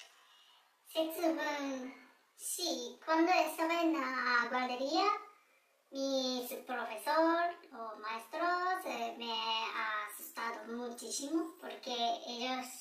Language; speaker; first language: Spanish; non-native, learner; Japanese